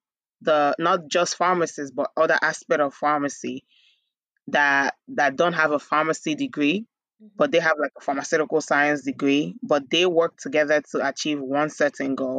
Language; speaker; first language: English; non-native, local second language; Igbo